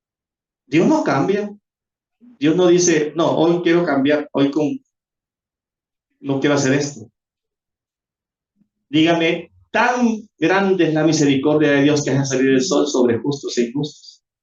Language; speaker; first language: Spanish; native; Spanish